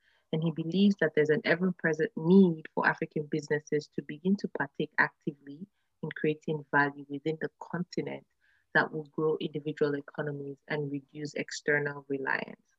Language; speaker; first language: English; non-native, local second language; Yoruba